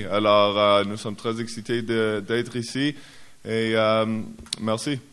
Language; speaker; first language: French; non-native, learner; English